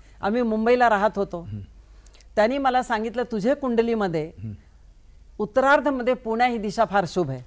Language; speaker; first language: Marathi; non-native, local second language; Hindi